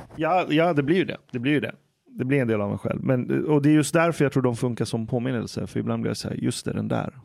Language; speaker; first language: Swedish; early bilingual, other home language; Persian